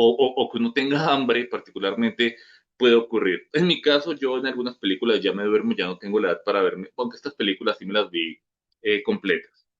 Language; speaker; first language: Spanish; native; Spanish